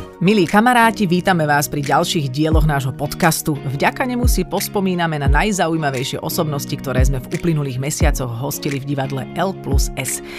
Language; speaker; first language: Slovak; native; Slovak